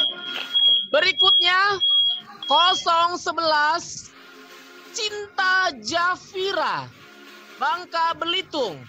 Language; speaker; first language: Indonesian; native; Indonesian